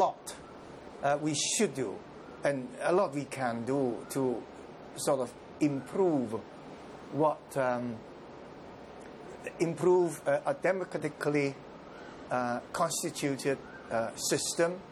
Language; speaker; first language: English; non-native, local second language; Cantonese